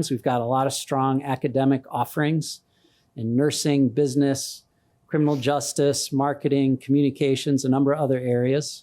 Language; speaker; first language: English; native; English